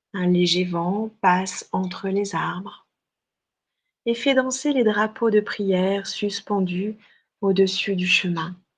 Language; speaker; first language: French; native; French